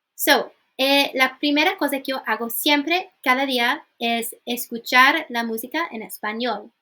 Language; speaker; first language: Spanish; non-native, learner; English